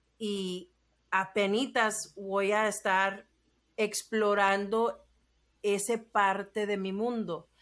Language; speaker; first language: Spanish; early bilingual, heritage; Spanish